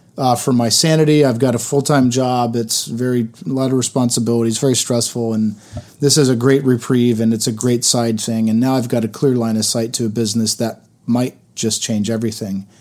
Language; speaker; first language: English; native; English